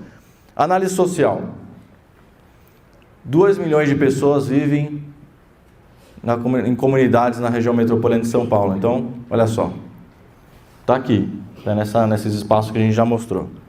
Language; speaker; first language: Portuguese; native; Portuguese